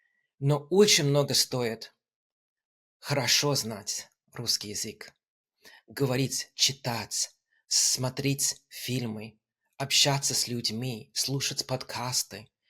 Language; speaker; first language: Russian; non-native, fluent; English